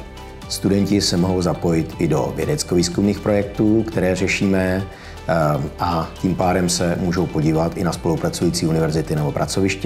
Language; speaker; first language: Czech; native; Czech